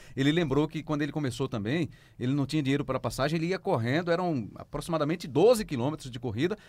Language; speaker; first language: Portuguese; native; Portuguese